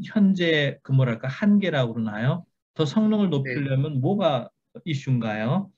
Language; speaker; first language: Korean; native; Korean